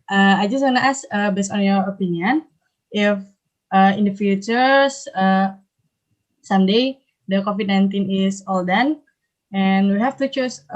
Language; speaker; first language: English; non-native, learner; Indonesian